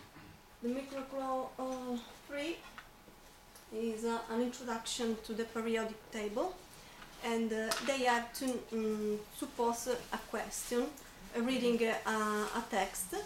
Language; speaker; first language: English; non-native, fluent; Italian